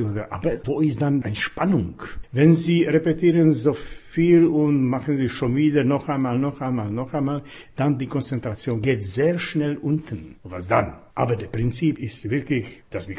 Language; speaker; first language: German; non-native, fluent; Slovak